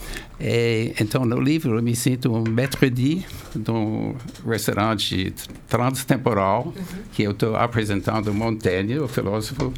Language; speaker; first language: Portuguese; non-native, fluent; English